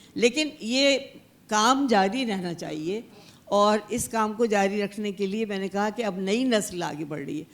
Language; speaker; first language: Urdu; native; Urdu